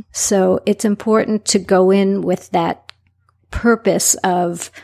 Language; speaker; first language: English; native; English